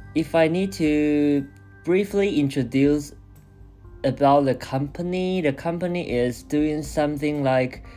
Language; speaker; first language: English; non-native, fluent; Chinese